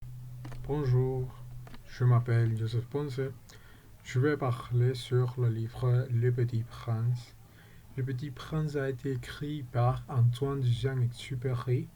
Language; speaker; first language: French; non-native, learner; Spanish